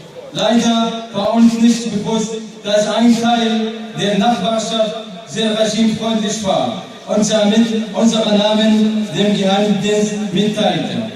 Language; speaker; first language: German; non-native, learner; Arabic